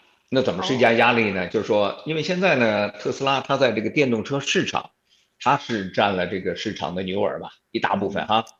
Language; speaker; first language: Chinese; native; Chinese